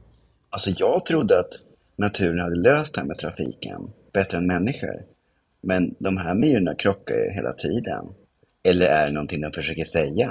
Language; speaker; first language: Swedish; native; Swedish